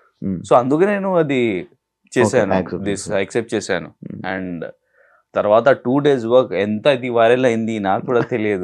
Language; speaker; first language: Telugu; non-native, learner; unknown